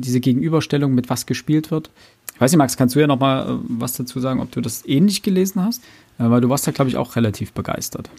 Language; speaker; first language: German; native; German